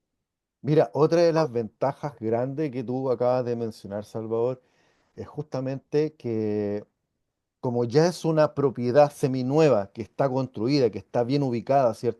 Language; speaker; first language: Spanish; native; Spanish